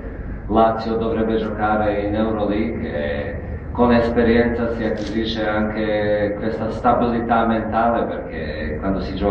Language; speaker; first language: Italian; non-native, fluent; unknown